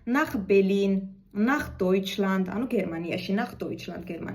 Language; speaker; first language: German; non-native, fluent; Georgian